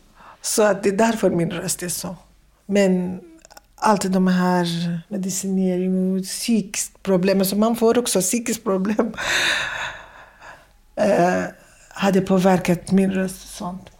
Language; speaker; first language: Swedish; non-native, fluent; Kurdish